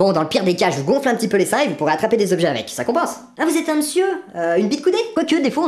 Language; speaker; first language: French; native; French